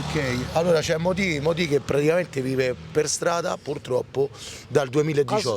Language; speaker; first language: Italian; native; Italian